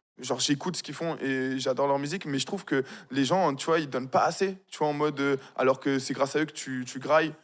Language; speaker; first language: French; early bilingual, other home language; Arabic